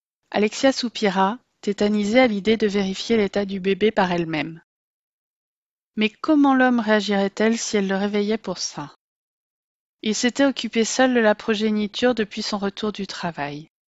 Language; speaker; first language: French; native; French